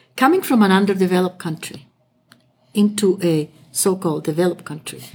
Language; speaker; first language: English; non-native, fluent; Spanish